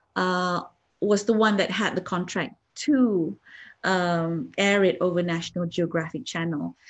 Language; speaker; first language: English; non-native, local second language; Malay